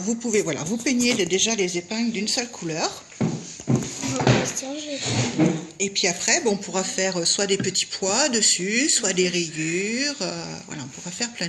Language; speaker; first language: French; native; French